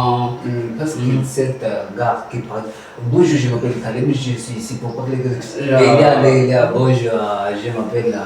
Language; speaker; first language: French; non-native, learner; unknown